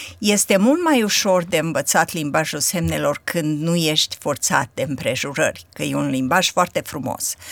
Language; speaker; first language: Romanian; native; Romanian